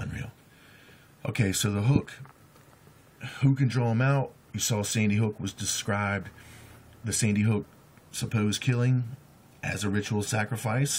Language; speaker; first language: English; native; English